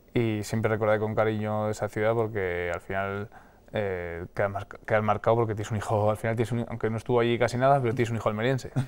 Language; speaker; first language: Spanish; native; Spanish